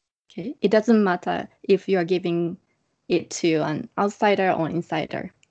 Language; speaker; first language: English; non-native, fluent; Japanese